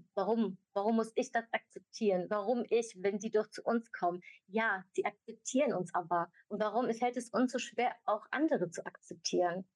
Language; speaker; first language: German; early bilingual, other home language; Albanian